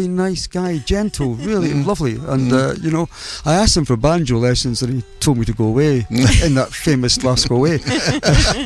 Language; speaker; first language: English; native; English